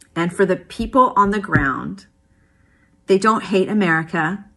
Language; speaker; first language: English; early bilingual, other home language; Persian